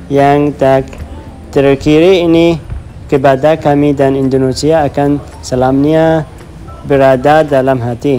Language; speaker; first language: Indonesian; non-native, fluent; Arabic